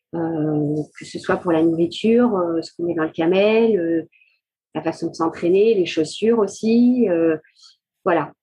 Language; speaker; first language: French; native; French